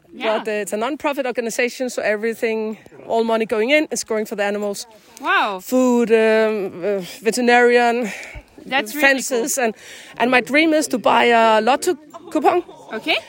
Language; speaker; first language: English; non-native, fluent; Danish